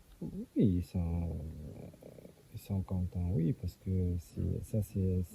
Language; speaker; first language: French; non-native, local second language; Arabic